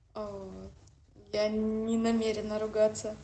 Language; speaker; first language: Russian; native; Russian